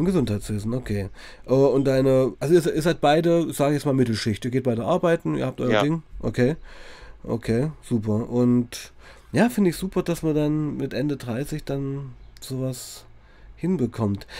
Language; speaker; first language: German; native; German